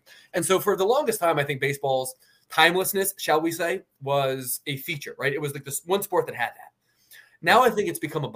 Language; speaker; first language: English; native; English